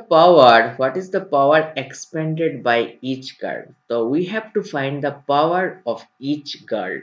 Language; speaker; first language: English; non-native, local second language; Sylheti